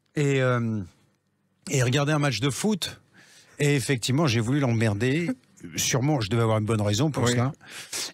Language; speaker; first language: French; native; French